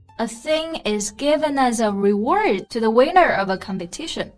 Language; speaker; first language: English; non-native, fluent; Chinese